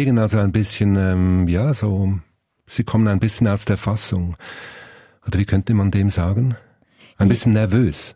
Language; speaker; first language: German; native; German